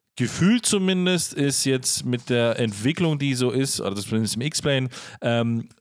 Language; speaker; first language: German; native; German